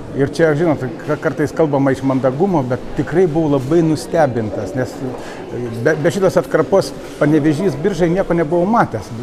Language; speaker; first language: Lithuanian; native; Lithuanian